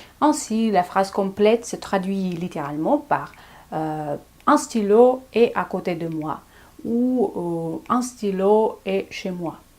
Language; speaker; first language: French; non-native, fluent; Russian